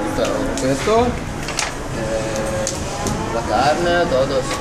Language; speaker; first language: Spanish; non-native, learner; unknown